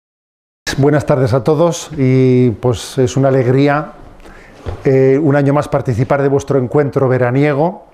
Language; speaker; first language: Spanish; native; Spanish